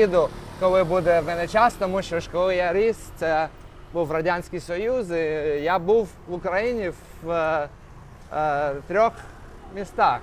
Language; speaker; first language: Ukrainian; non-native, local second language; Russian